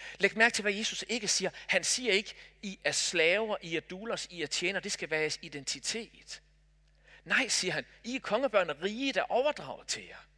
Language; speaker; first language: Danish; native; Danish